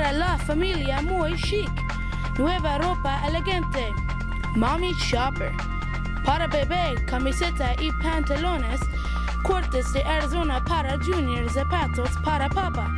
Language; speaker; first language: Spanish; non-native, learner; English